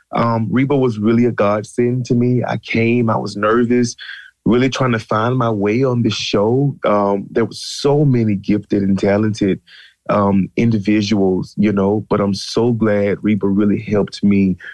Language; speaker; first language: English; native; English